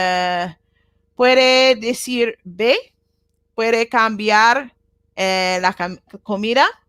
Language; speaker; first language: Spanish; non-native, learner; Japanese